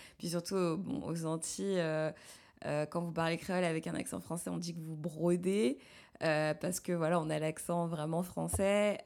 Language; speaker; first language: French; native; French